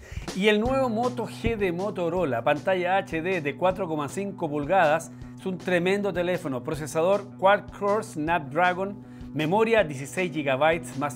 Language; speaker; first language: Spanish; native; Spanish